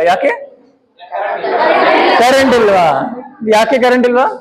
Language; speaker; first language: Kannada; non-native, learner; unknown